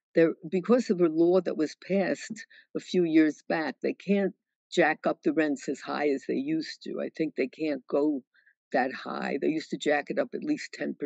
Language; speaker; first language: English; native; English